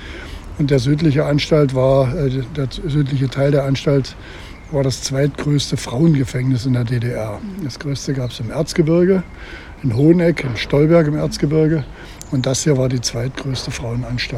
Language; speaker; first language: German; native; German